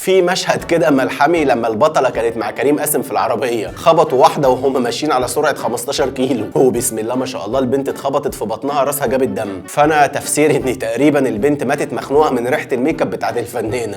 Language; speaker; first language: Arabic; native; Arabic